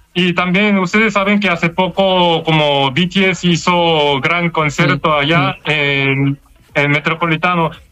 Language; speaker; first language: Spanish; non-native, fluent; Korean